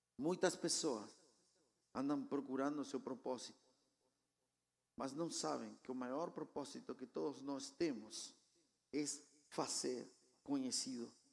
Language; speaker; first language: Portuguese; non-native, fluent; Spanish